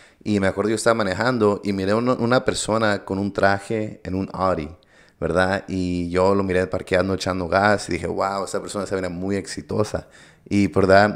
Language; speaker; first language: Spanish; early bilingual, heritage; Spanish